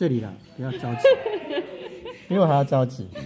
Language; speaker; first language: Chinese; native; Chinese